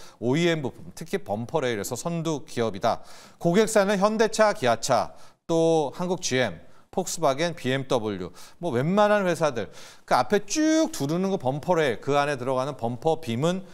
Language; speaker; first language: Korean; native; Korean